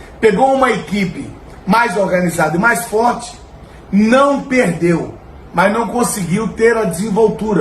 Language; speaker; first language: Portuguese; native; Portuguese